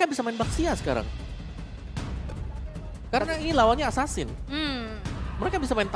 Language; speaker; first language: Indonesian; native; Indonesian